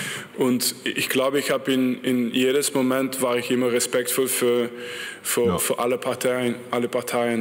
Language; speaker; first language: German; non-native, fluent; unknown